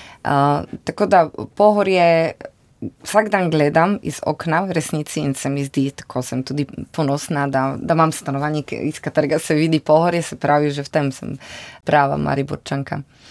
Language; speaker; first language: Slovenian; non-native, fluent; Slovak